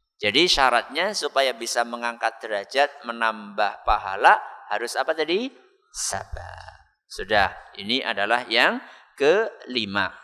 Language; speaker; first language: Indonesian; non-native, local second language; Javanese